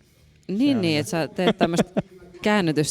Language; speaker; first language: Finnish; native; Finnish